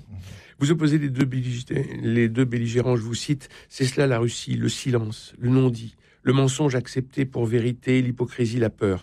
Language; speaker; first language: French; native; French